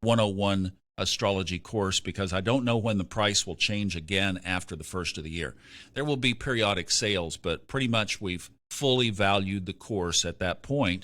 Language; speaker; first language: English; native; English